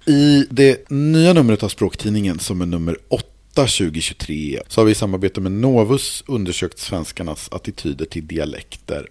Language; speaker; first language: Swedish; native; Swedish